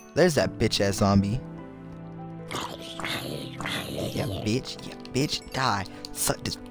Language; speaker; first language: English; native; English